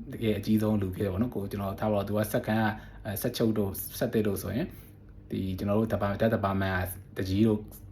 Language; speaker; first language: Burmese; native; Burmese